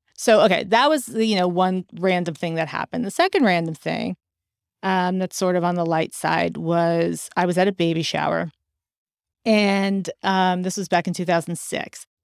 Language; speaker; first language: English; native; English